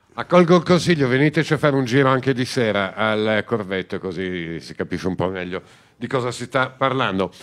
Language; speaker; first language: Italian; native; Italian